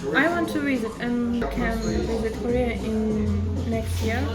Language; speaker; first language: English; non-native, learner; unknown